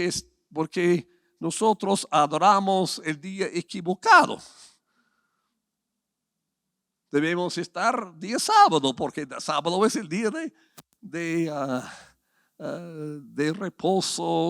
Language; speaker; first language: Spanish; non-native, fluent; English